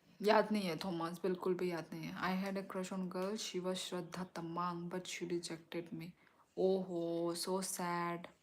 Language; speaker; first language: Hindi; non-native, local second language; Kok Borok